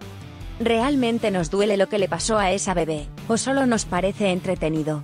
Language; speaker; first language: Spanish; native; Spanish